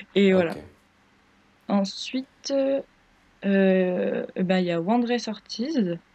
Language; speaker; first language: French; native; French